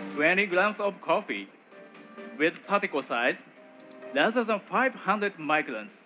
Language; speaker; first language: English; non-native, learner; Japanese